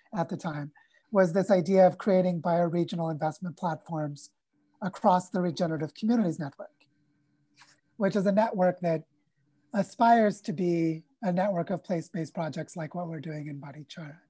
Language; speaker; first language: English; native; English